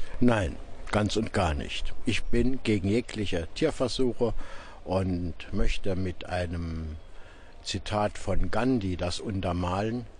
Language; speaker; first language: German; native; German